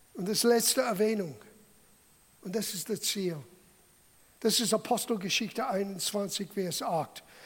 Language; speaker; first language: German; non-native, fluent; English